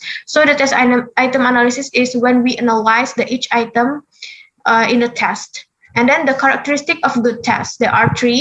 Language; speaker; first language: English; non-native, learner; Indonesian